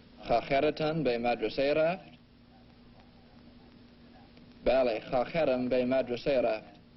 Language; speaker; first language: Persian; non-native, learner; English